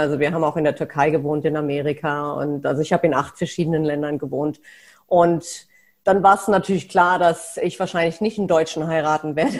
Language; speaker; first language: German; native; German